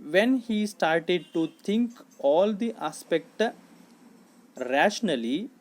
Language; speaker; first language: English; non-native, local second language; Kannada